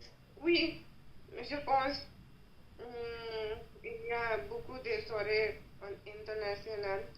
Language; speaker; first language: French; non-native, learner; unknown